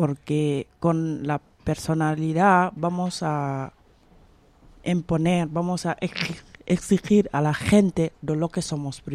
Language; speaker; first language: Spanish; non-native, fluent; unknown